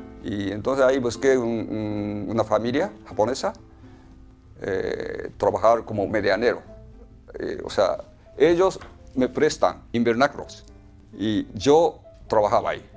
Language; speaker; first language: Spanish; non-native, fluent; Japanese